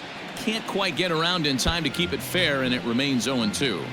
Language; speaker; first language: English; native; English